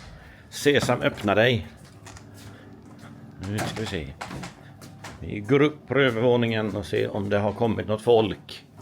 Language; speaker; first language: Swedish; native; Swedish